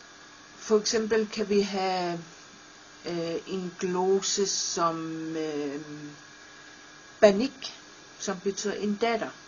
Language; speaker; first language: Danish; non-native, local second language; Kalaallisut